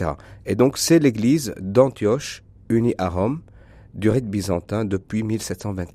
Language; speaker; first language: French; non-native, local second language; Arabic